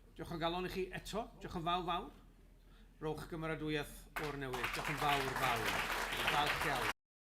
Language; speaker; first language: Welsh; native; Welsh